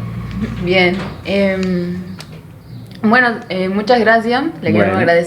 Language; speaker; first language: Spanish; native; Spanish